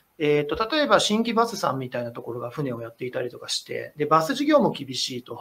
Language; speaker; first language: Japanese; native; Japanese